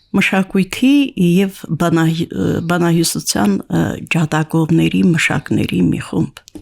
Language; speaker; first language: Armenian; native; Armenian